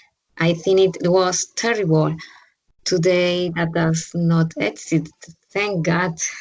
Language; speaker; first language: English; non-native, learner; Spanish